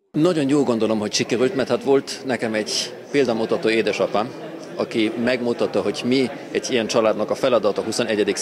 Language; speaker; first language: Hungarian; non-native, fluent; German